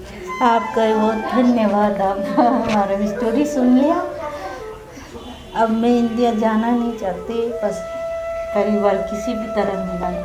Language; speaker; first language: Hindi; early bilingual, other home language; Nepali